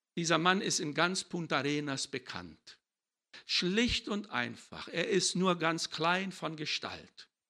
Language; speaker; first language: German; early bilingual, heritage; German